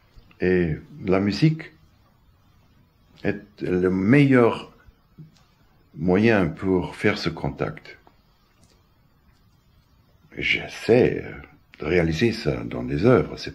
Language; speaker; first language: French; non-native, fluent; German